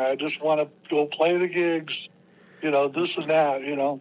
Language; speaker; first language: English; native; English